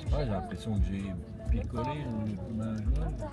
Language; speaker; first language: French; native; French